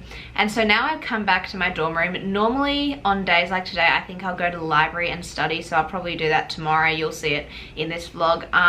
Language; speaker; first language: English; native; English